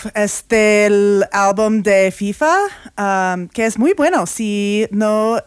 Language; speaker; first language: Spanish; non-native, learner; English